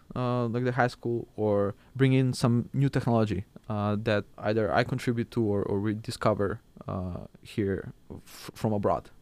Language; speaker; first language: English; non-native, fluent; Macedonian